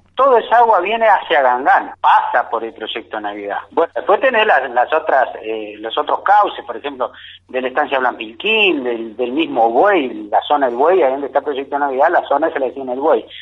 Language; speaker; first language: Spanish; native; Spanish